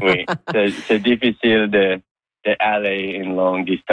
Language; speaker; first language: French; non-native, local second language; English